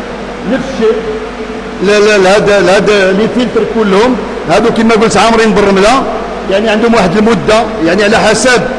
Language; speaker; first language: Arabic; native; Arabic